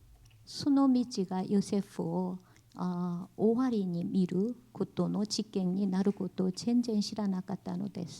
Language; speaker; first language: Japanese; non-native, learner; Korean